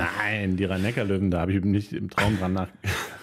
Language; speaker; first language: German; native; German